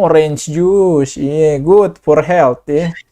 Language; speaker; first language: English; non-native, learner; Indonesian